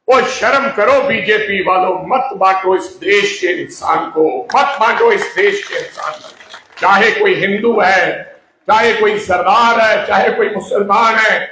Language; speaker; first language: Hindi; non-native, local second language; Punjabi